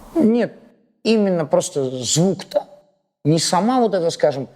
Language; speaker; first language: Russian; non-native, local second language; Kazakh